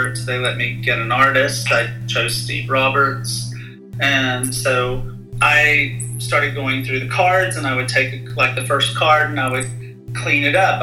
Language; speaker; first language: English; native; English